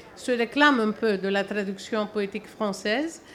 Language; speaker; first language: French; non-native, fluent; Greek